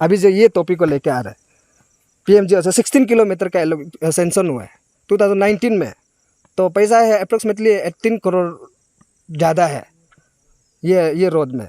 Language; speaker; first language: Hindi; non-native, local second language; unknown